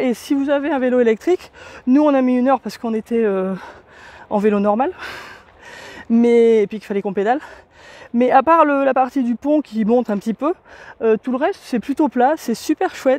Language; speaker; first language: French; native; French